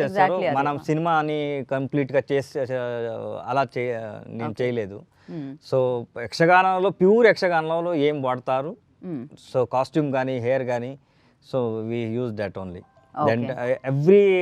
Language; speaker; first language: Telugu; non-native, learner; Kannada